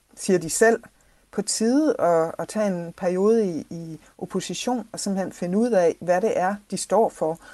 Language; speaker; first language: Danish; non-native, fluent; English